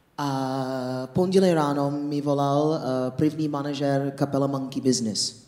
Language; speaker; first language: Czech; non-native, fluent; English